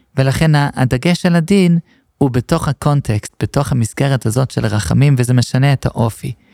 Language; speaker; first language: Hebrew; non-native, fluent; English